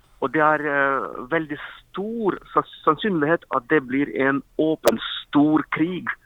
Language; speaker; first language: Norwegian; non-native, fluent; Ukrainian